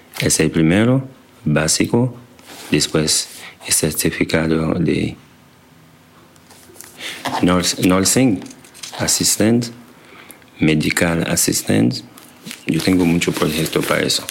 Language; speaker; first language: Spanish; non-native, learner; Haitian Creole